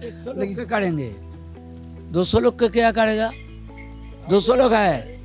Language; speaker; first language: Hindi; non-native, local second language; Bangla